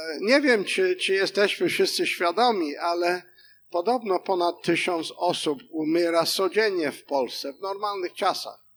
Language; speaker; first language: Polish; non-native, fluent; English